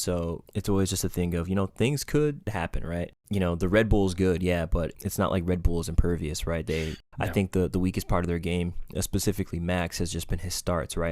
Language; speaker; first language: English; native; English